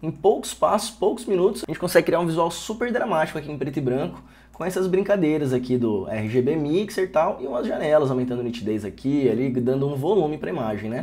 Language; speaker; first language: Portuguese; native; Portuguese